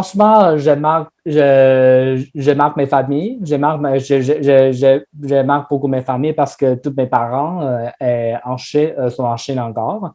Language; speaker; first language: French; non-native, learner; Chinese